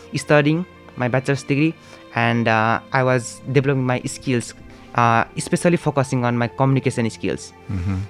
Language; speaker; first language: English; non-native, local second language; Nepali